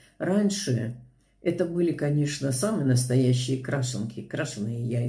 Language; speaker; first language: Russian; native; Russian